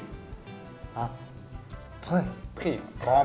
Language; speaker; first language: Korean; non-native, fluent; French